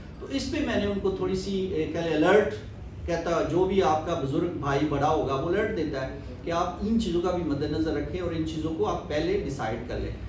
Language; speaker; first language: Urdu; non-native, local second language; Punjabi